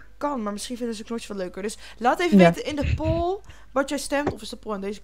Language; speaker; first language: Dutch; native; Dutch